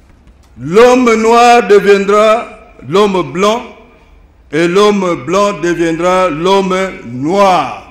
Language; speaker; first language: French; non-native, local second language; Lingala